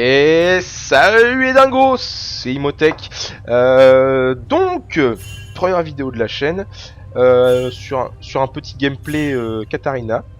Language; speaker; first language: French; native; French